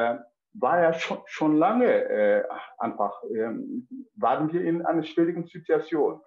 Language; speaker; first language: German; non-native, fluent; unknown